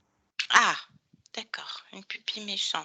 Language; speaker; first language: French; native; French